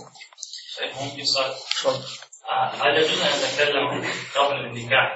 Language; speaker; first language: Arabic; non-native, learner; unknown